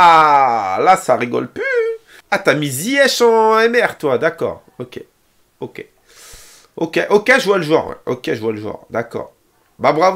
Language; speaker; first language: French; native; French